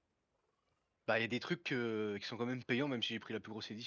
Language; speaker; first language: French; native; French